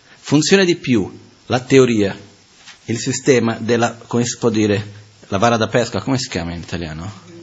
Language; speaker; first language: Italian; non-native, fluent; Portuguese